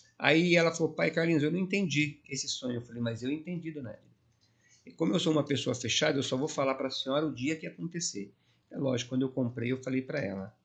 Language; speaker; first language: Portuguese; native; Portuguese